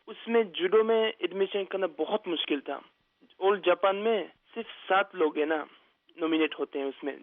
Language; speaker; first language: Urdu; early bilingual, other home language; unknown